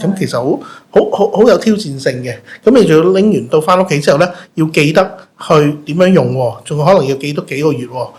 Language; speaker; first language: Cantonese; native; Cantonese